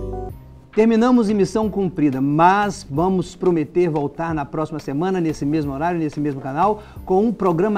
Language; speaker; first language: Portuguese; native; Portuguese